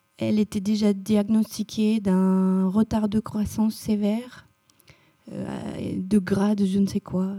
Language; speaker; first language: French; non-native, fluent; Romanian